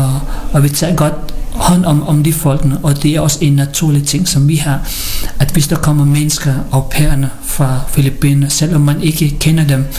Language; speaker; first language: Danish; early bilingual, other home language; Filipino